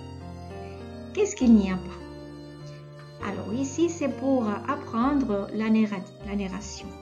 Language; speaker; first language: French; non-native, fluent; Catalan